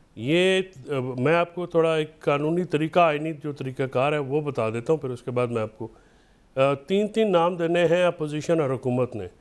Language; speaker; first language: Urdu; native; Urdu